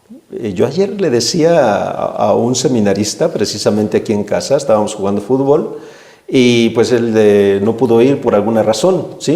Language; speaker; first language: Spanish; native; Spanish